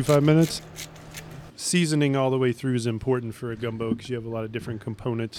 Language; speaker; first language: English; native; English